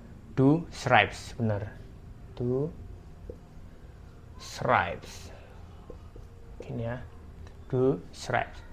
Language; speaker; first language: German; non-native, fluent; Indonesian